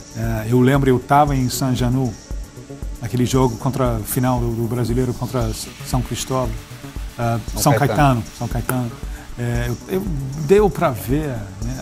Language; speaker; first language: Portuguese; non-native, fluent; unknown